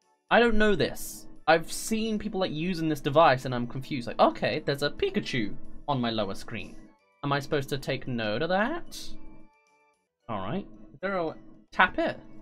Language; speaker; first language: English; native; English